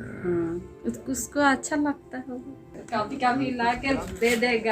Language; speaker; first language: Hindi; non-native, local second language; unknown